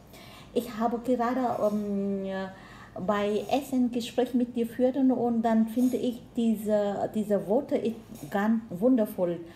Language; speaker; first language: German; non-native, learner; Vietnamese